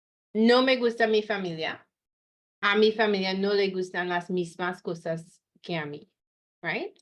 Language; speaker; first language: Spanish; non-native, fluent; English